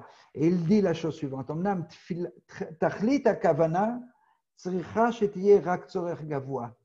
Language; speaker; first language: French; native; French